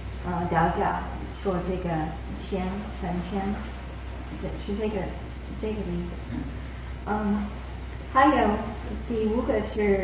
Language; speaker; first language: Chinese; non-native, fluent; English